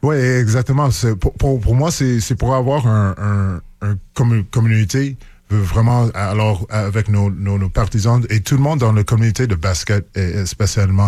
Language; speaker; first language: French; non-native, local second language; English